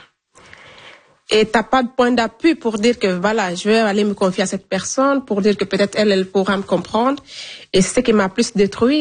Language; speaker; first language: French; non-native, local second language; Fula